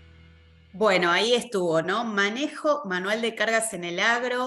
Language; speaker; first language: Spanish; native; Spanish